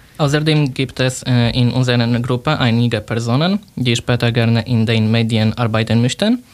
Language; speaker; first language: German; non-native, learner; Polish